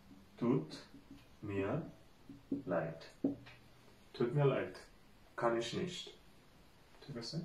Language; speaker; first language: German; non-native, fluent; Bangla